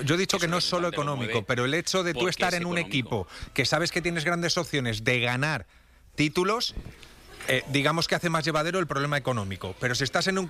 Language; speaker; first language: Spanish; native; Spanish